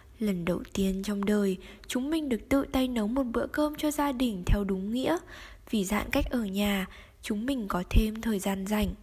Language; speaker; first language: Vietnamese; native; Vietnamese